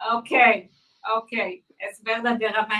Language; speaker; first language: Spanish; non-native, fluent; Hebrew